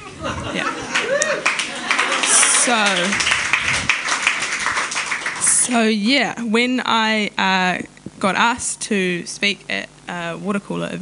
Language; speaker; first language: English; non-native, local second language; Māori